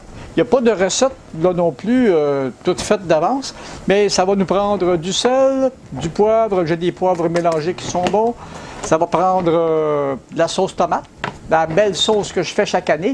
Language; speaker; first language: French; native; French